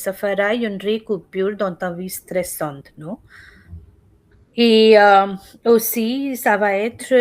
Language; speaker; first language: French; non-native, fluent; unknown